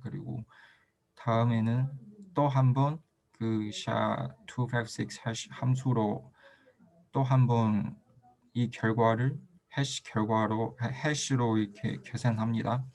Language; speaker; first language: Korean; non-native, fluent; Chinese